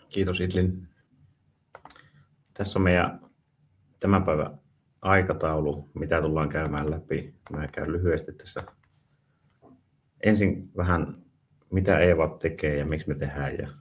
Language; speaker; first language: Finnish; native; Finnish